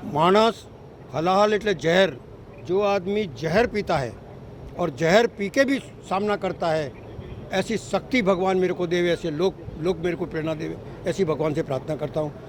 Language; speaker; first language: Hindi; non-native, local second language; Gujarati